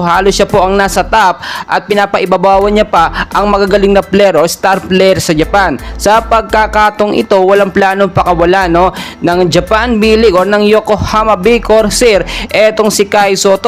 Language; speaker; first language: Filipino; native; Filipino